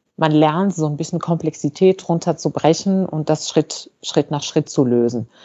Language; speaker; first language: German; non-native, fluent; Arabic